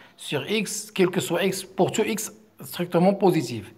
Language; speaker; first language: French; non-native, local second language; Arabic